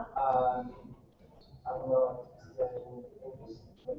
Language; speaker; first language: English; non-native, learner; Spanish